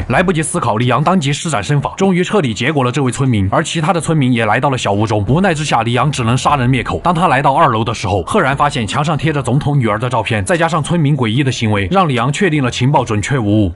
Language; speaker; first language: Chinese; native; Chinese